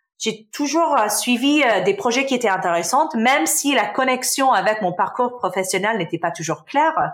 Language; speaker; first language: French; non-native, local second language; Arabic